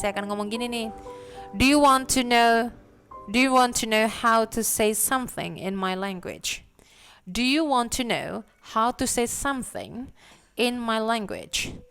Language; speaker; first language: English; non-native, fluent; Indonesian